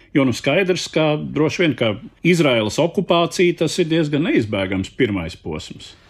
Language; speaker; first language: Latvian; native; Latvian